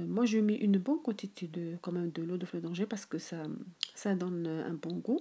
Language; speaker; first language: French; non-native, local second language; Arabic